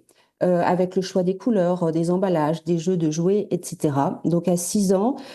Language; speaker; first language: French; native; French